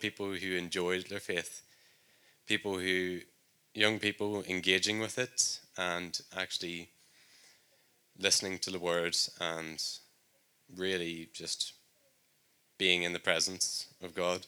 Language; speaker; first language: English; native; English